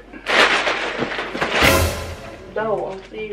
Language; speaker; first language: English; native; English